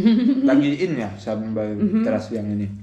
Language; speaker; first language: Indonesian; early bilingual, heritage; German